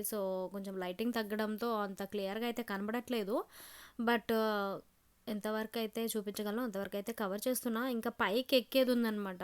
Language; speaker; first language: Telugu; native; Telugu